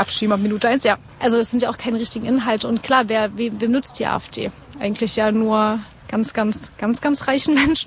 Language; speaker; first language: German; native; German